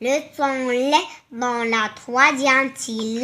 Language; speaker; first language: French; non-native, learner; Arabic